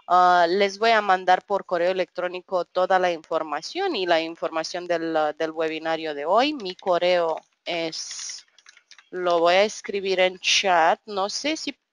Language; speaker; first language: Spanish; non-native, fluent; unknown